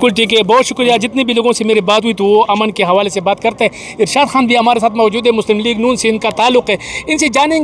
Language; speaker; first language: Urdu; non-native, local second language; Pashto